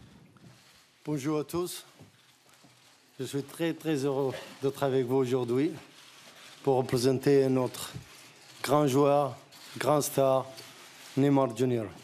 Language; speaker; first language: French; non-native, learner; Arabic